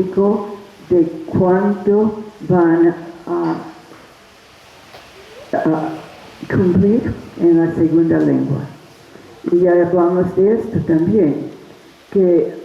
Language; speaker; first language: Spanish; non-native, fluent; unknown